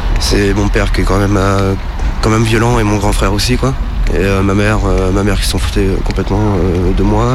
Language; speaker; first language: French; native; French